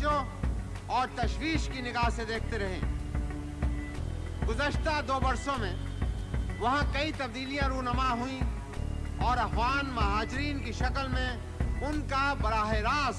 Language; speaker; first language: Urdu; non-native, local second language; Punjabi